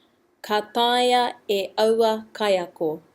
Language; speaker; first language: Māori; non-native, fluent; English